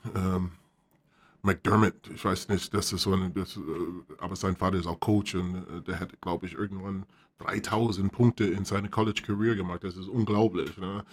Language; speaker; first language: German; non-native, fluent; English